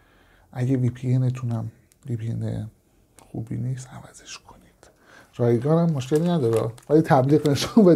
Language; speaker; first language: Persian; native; Persian